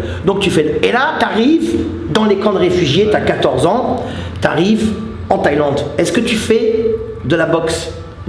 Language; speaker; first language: French; native; French